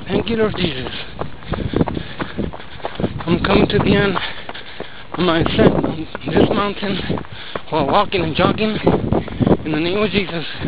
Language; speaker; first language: English; early bilingual, other home language; Spanish